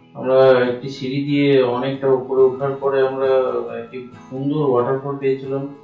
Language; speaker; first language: Bangla; native; Bangla